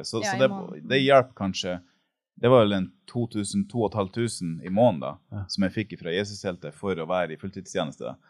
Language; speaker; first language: Norwegian; native; Norwegian